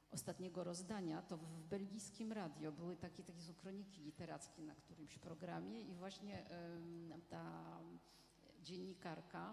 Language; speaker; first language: Polish; non-native, fluent; French